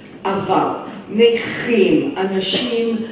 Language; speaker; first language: Hebrew; non-native, fluent; English